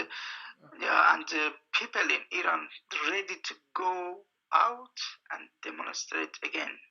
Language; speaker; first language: English; non-native, fluent; Persian